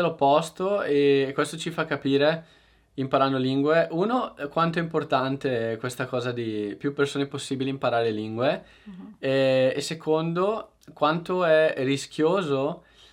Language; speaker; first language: Italian; native; Italian